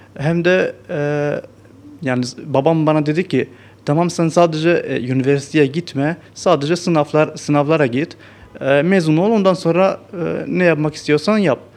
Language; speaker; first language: Turkish; non-native, learner; Arabic